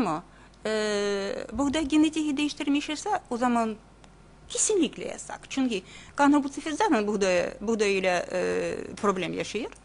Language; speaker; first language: Turkish; non-native, fluent; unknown